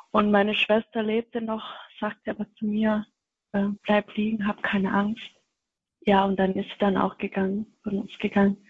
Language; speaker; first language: German; non-native, fluent; Kinyarwanda